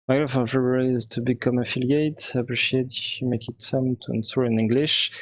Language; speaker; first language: English; non-native, learner; French